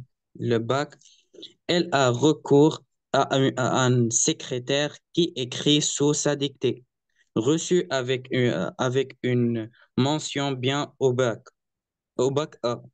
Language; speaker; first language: French; non-native, learner; Arabic